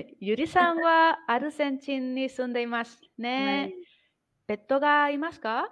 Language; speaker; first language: Japanese; non-native, fluent; Spanish